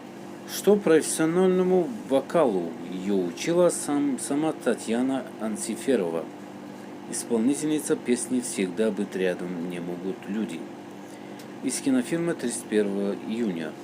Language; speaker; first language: Russian; non-native, local second language; Tajik